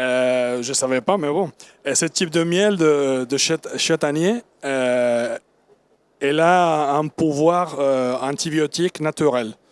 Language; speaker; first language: French; non-native, learner; Spanish